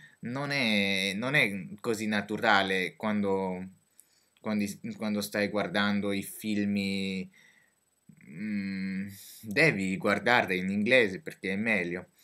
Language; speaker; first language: Italian; non-native, learner; French